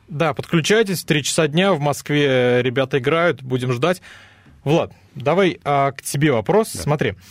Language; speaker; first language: Russian; native; Russian